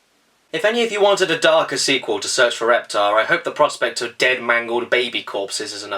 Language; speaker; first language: English; native; English